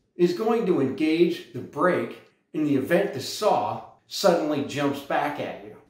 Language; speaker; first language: English; native; English